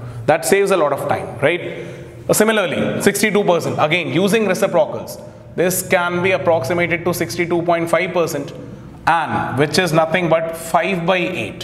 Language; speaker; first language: English; non-native, local second language; Hindi